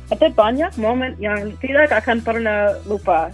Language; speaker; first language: Indonesian; non-native, fluent; English